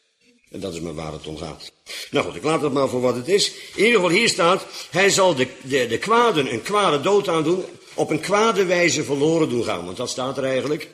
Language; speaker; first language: Dutch; native; Dutch